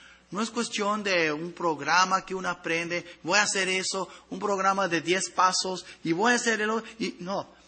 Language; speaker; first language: Spanish; non-native, fluent; English